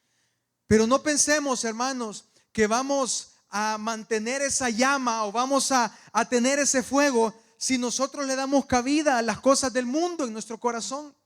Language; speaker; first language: Spanish; native; Spanish